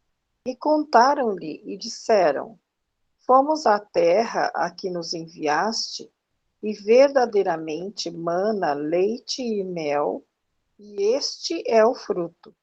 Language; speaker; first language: Portuguese; native; Portuguese